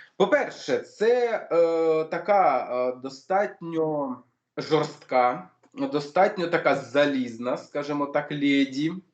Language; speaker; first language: Ukrainian; non-native, local second language; Russian